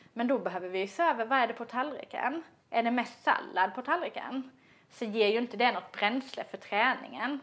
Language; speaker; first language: Swedish; native; Swedish